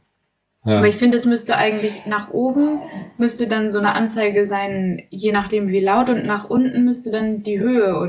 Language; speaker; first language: German; native; German